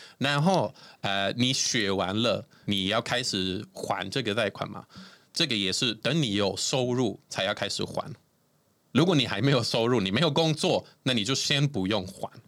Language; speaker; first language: Chinese; non-native, fluent; Swedish